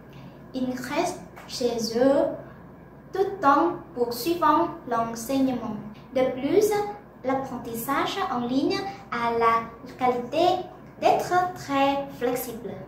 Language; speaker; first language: French; non-native, learner; Vietnamese